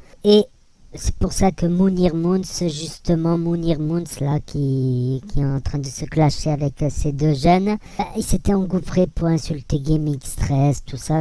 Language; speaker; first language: French; native; French